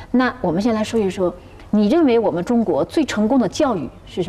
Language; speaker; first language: Chinese; native; Chinese